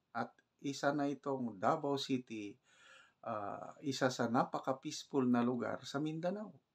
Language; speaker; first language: Filipino; non-native, local second language; Cebuano